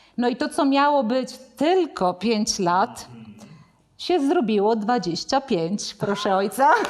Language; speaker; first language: Polish; non-native, fluent; Italian